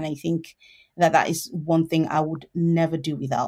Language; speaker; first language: English; non-native, local second language; Yoruba